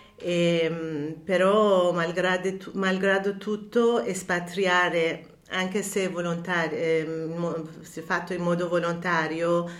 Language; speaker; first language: Italian; non-native, fluent; Persian